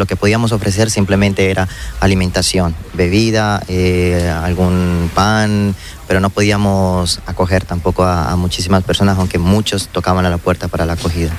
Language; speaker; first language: Spanish; native; Spanish